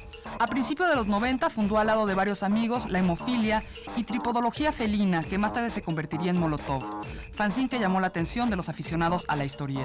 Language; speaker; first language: Spanish; native; Spanish